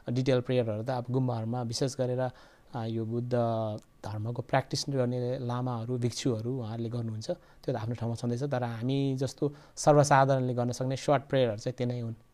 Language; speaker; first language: Nepali; non-native, local second language; Eastern Tamang